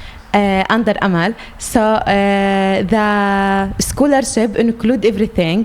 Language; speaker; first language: English; non-native, learner; Arabic